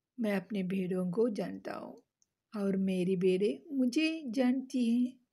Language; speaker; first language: Hindi; non-native, local second language; Malayalam